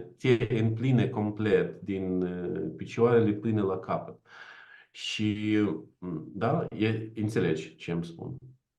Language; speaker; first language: Romanian; non-native, learner; Ukrainian